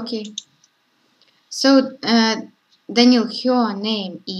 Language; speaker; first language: English; non-native, learner; Russian